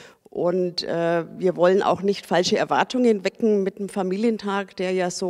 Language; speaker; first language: German; native; German